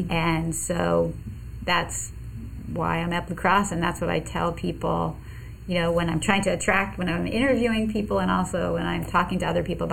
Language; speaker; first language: English; native; English